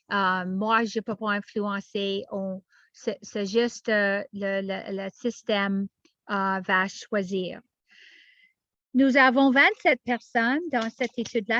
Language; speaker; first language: French; non-native, learner; English